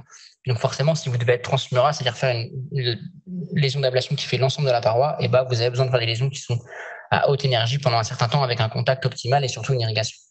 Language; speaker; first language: French; native; French